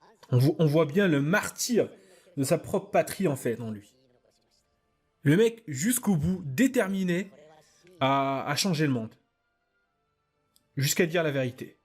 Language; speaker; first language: French; native; French